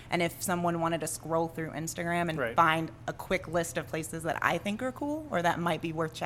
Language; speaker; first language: English; native; English